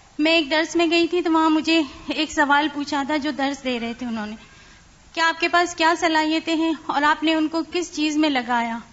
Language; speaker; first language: Urdu; non-native, fluent; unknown